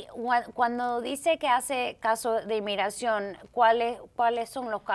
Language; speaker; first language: Spanish; early bilingual, heritage; Spanish